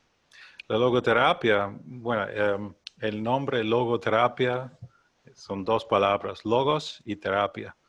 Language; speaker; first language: Spanish; non-native, learner; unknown